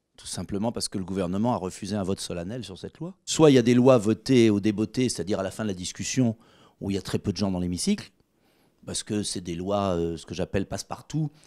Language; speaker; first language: French; native; French